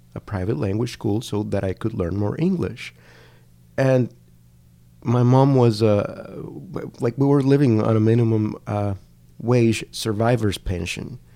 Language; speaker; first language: English; non-native, fluent; Spanish